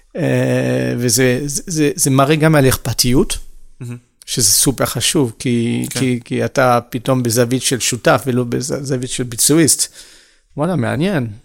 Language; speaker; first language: Hebrew; non-native, fluent; French